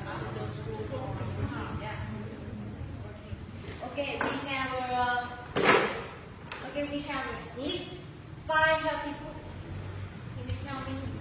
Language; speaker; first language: English; non-native, fluent; Vietnamese